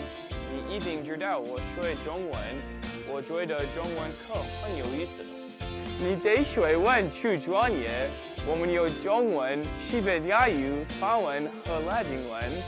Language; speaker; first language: Chinese; non-native, learner; English